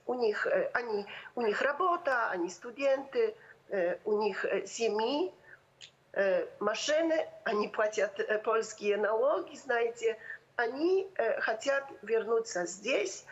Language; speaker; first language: Russian; non-native, fluent; Polish